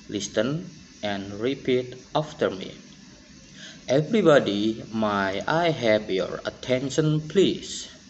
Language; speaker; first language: English; non-native, fluent; Indonesian